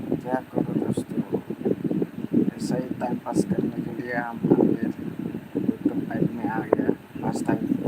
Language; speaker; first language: Hindi; non-native, local second language; Bodo